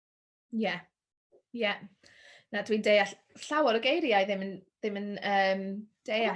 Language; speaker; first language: Welsh; non-native, local second language; English